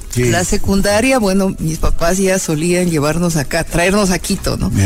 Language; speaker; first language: Spanish; native; Spanish